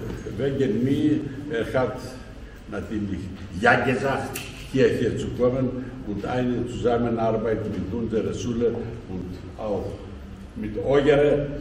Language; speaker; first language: German; non-native, fluent; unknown